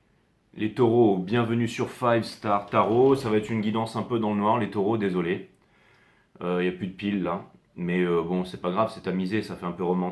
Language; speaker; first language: French; native; French